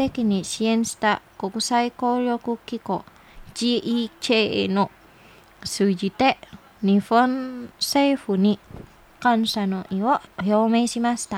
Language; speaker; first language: Japanese; non-native, fluent; Indonesian